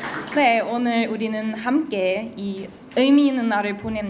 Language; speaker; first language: Korean; early bilingual, heritage; Korean